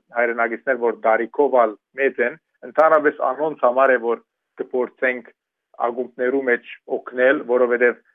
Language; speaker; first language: Armenian; early bilingual, heritage; Armenian